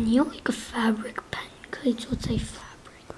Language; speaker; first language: Chinese; early bilingual, heritage; Chinese